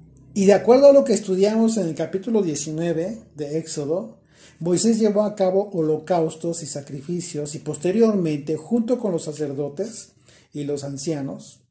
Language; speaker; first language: Spanish; native; Spanish